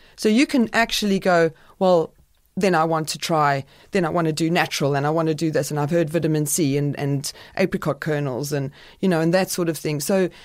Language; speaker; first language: English; native; English